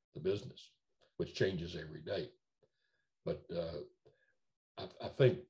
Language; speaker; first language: English; native; English